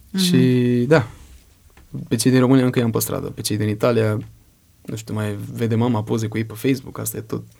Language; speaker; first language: Romanian; early bilingual, heritage; Romanian